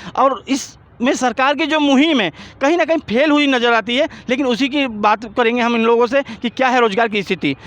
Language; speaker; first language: Hindi; native; Hindi